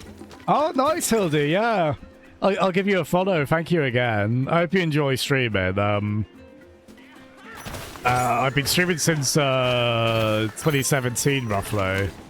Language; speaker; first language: English; native; English